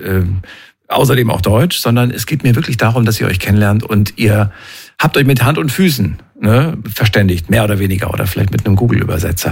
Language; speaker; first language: German; native; German